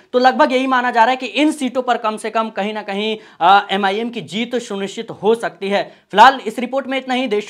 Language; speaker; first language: Hindi; native; Hindi